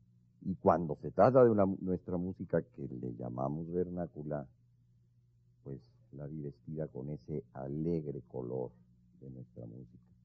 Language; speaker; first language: Spanish; native; Spanish